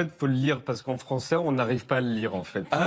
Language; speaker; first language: French; native; French